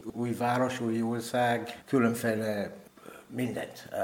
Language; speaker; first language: Hungarian; non-native, learner; English